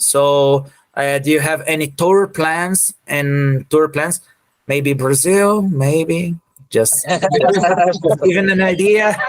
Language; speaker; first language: English; non-native, fluent; Portuguese